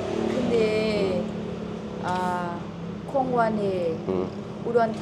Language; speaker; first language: Korean; non-native, learner; Thai